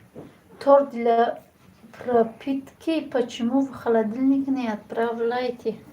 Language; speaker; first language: Russian; non-native, learner; Tajik